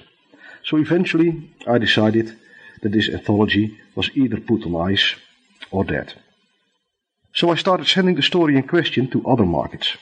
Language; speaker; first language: English; non-native, fluent; Dutch